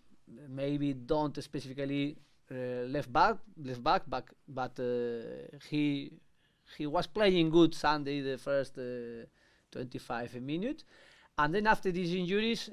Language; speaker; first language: English; non-native, learner; Spanish